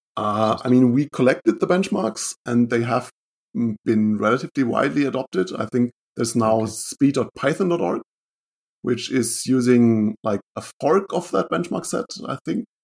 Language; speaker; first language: English; non-native, fluent; German